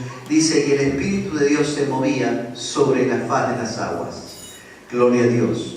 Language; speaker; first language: Spanish; native; Spanish